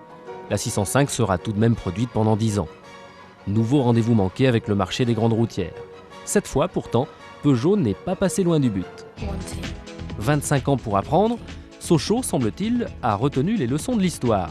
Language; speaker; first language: French; native; French